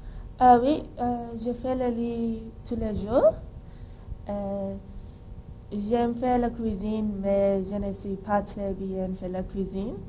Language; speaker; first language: French; non-native, learner; English